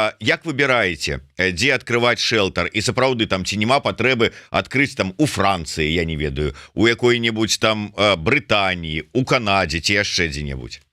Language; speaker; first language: Belarusian; native; Belarusian